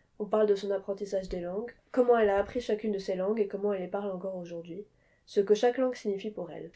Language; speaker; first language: French; native; French